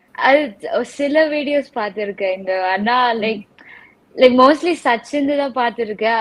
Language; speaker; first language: Tamil; non-native, local second language; Telugu